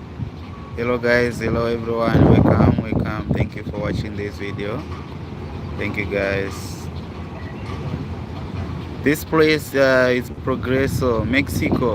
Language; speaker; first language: English; non-native, local second language; Shona